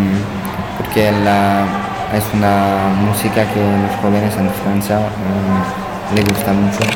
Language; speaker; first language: Spanish; non-native, learner; French